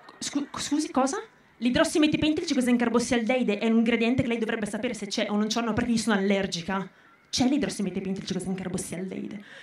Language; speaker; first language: Italian; native; Italian